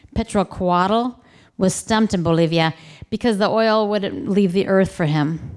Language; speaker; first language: English; early bilingual, other home language; Spanish